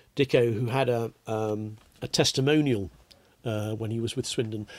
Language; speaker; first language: English; native; English